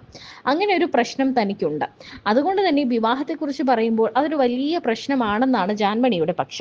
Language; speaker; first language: Malayalam; native; Malayalam